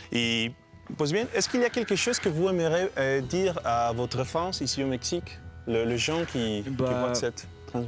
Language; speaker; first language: French; non-native, learner; Spanish